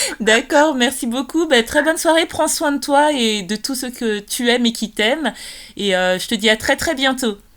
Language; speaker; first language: French; native; French